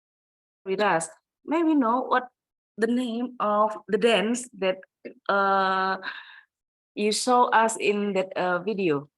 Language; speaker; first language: English; non-native, fluent; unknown